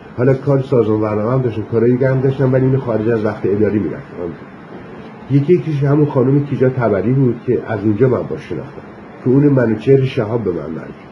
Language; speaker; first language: Persian; native; Persian